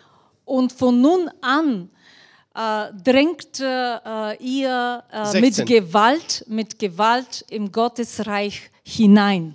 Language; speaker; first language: German; non-native, fluent; Bulgarian